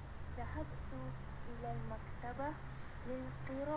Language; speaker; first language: Arabic; non-native, learner; Malay